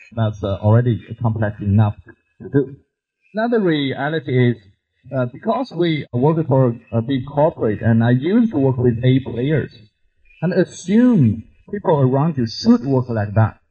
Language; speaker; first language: English; non-native, fluent; Chinese